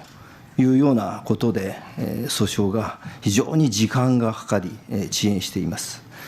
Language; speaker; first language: Japanese; native; Japanese